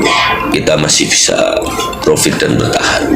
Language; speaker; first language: Indonesian; native; Indonesian